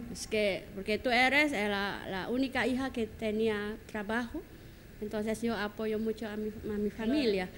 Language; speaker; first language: Spanish; non-native, learner; Indonesian